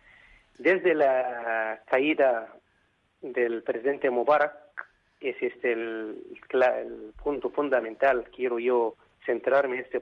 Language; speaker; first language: Spanish; non-native, fluent; Arabic